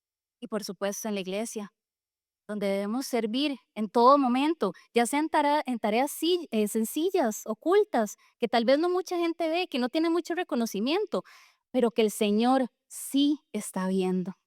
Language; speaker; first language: Spanish; native; Spanish